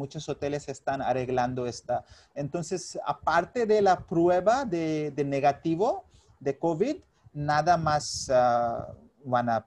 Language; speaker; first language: Spanish; non-native, fluent; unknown